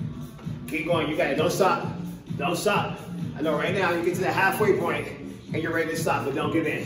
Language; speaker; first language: English; native; English